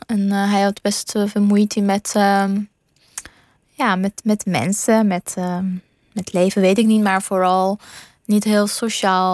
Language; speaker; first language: Dutch; non-native, fluent; Persian